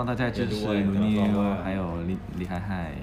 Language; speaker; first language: Chinese; non-native, fluent; Thai